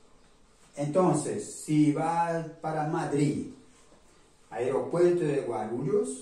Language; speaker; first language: Spanish; non-native, learner; Portuguese